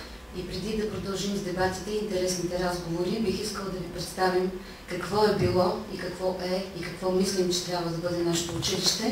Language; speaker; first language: Bulgarian; native; Bulgarian